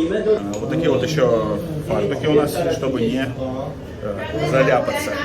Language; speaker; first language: Russian; native; Russian